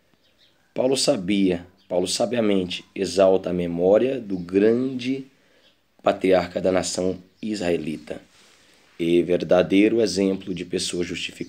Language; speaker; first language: Portuguese; native; Portuguese